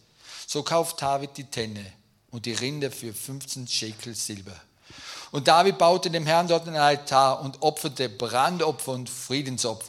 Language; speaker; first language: German; native; German